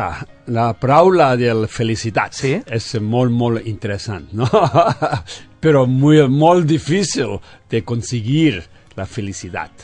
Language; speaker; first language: Catalan; non-native, learner; Tibetan